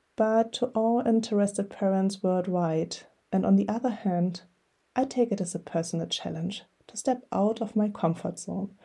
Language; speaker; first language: English; non-native, fluent; German